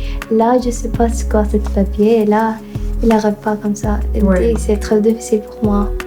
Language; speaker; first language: French; non-native, learner; Arabic